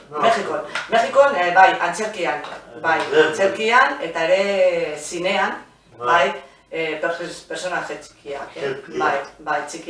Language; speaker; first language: Basque; non-native, local second language; Spanish